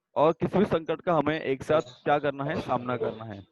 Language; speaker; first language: Hindi; non-native, local second language; Marathi